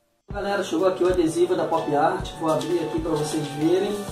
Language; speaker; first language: Portuguese; native; Portuguese